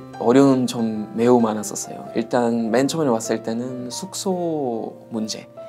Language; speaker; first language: Korean; non-native, fluent; German